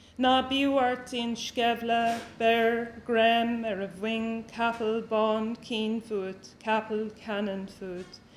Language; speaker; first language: Irish; non-native, local second language; English